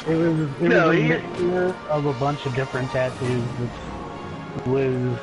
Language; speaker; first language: English; native; English